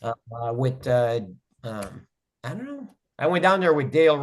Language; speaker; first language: English; native; English